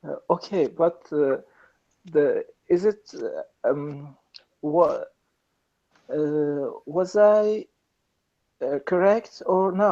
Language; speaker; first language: English; non-native, learner; Persian